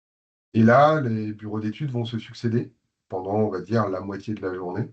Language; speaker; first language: French; native; French